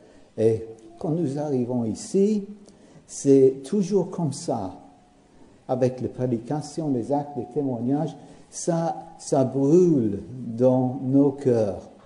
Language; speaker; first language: French; non-native, learner; English